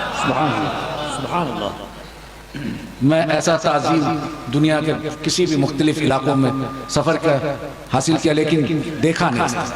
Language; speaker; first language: Hindi; non-native, fluent; Chinese